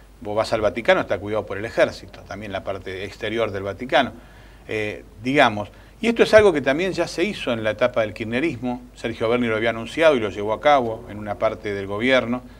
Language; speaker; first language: Spanish; native; Spanish